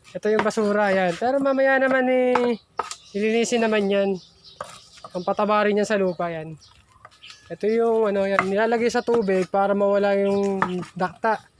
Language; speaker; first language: Filipino; native; Filipino